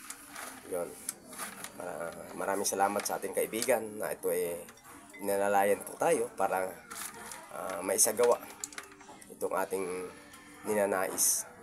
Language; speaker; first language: Filipino; native; Filipino